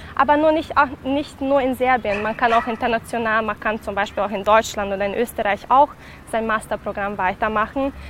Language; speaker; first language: German; non-native, fluent; Serbian